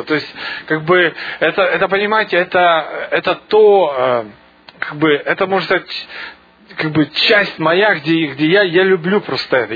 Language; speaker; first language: Russian; native; Russian